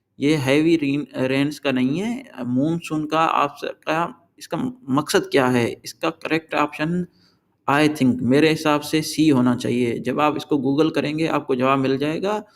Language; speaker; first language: Urdu; non-native, local second language; Sindhi